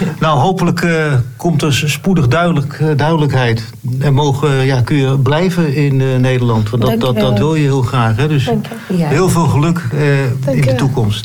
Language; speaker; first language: Dutch; native; Dutch